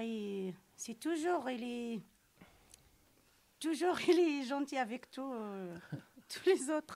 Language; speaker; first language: French; non-native, local second language; Arabic